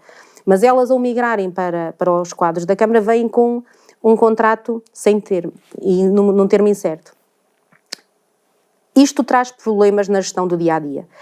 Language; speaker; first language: Portuguese; native; Portuguese